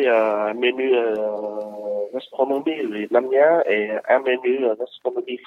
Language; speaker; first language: French; non-native, learner; Vietnamese